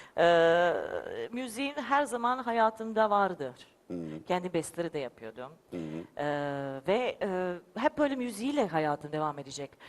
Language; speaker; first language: Turkish; non-native, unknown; Serbian